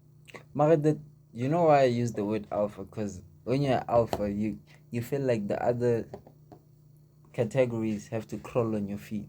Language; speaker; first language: English; non-native, local second language; Zulu